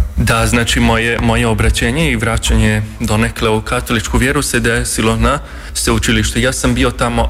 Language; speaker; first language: Croatian; early bilingual, heritage; Croatian